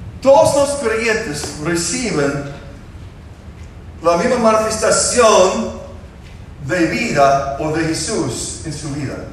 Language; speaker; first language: Spanish; non-native, fluent; English